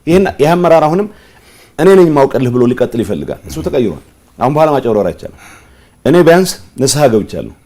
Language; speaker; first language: Amharic; non-native, local second language; Tigrinya